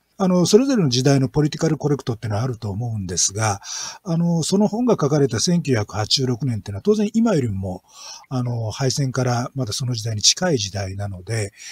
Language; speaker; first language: Japanese; native; Japanese